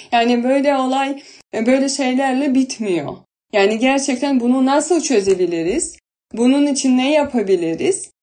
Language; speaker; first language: Turkish; non-native, fluent; Russian